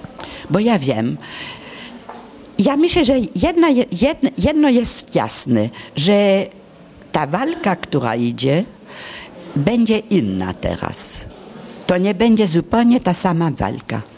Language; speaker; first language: Polish; early bilingual, heritage; Polish